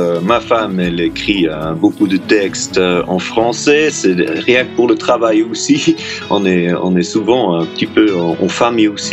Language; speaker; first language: French; native; French